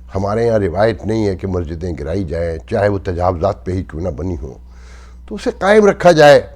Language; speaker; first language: Urdu; native; Urdu